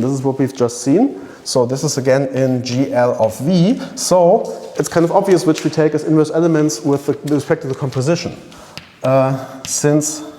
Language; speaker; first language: English; non-native, fluent; German